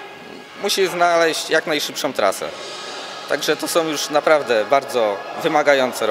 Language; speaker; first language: Polish; native; Polish